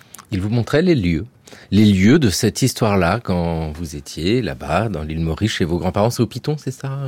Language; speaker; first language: French; native; French